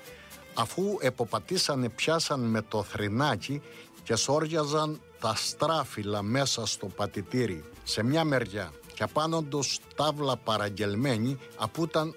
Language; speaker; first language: Greek; native; Greek